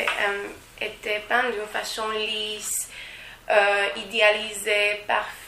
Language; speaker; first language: French; non-native, learner; Spanish